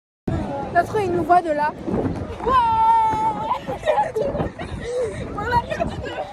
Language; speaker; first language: French; native; French